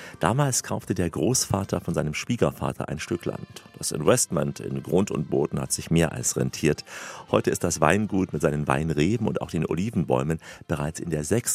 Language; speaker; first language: German; native; German